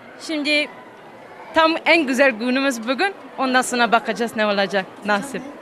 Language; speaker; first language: Turkish; non-native, learner; Czech